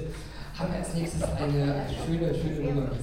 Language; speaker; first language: German; native; German